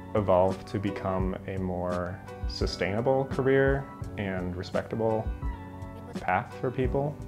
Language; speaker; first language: English; native; English